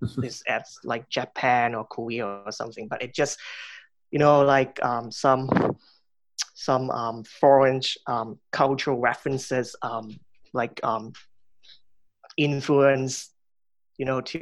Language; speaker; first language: English; non-native, local second language; Cantonese